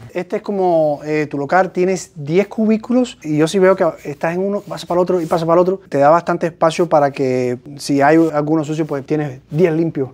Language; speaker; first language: Spanish; native; Spanish